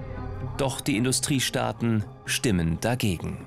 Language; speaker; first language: German; native; German